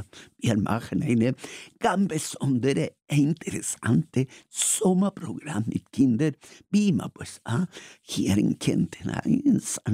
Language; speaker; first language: German; non-native, fluent; Spanish